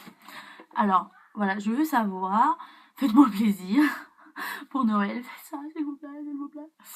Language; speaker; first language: French; native; French